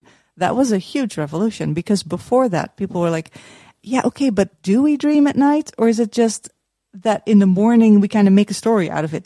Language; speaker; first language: English; non-native, fluent; Dutch